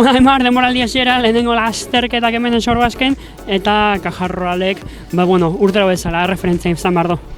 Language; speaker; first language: Basque; native; Basque